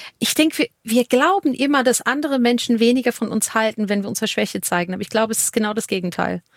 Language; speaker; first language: German; non-native, fluent; English